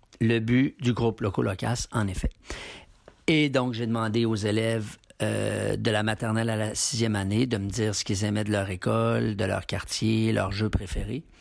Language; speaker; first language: French; native; French